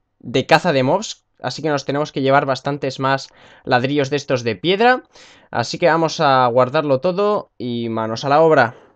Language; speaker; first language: Spanish; native; Spanish